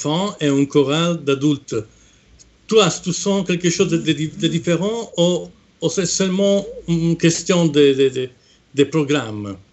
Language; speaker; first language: French; non-native, fluent; Italian